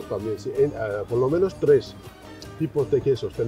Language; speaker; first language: Spanish; non-native, fluent; Turkish